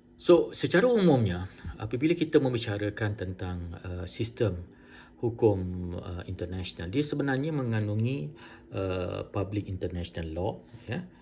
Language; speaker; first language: Malay; native; Malay